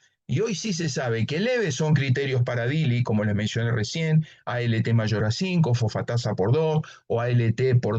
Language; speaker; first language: Spanish; native; Spanish